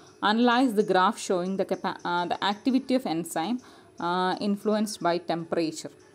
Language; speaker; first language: English; non-native, local second language; Malayalam